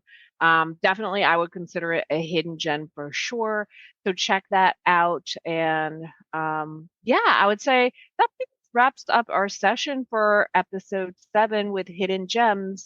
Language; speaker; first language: English; native; English